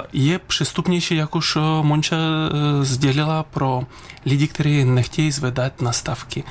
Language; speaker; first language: Czech; non-native, fluent; Ukrainian